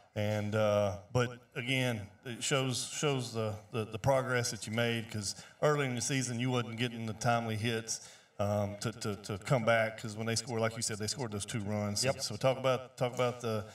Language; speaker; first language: English; native; English